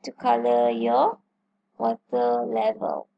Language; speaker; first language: English; non-native, local second language; Malay